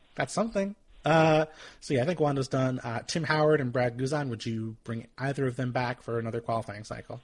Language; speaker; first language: English; native; English